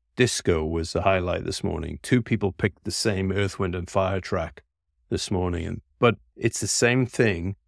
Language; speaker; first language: English; native; English